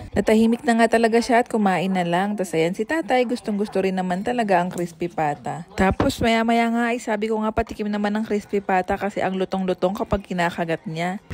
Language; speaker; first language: Filipino; native; Filipino